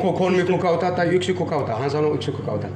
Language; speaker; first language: Finnish; non-native, learner; Turkish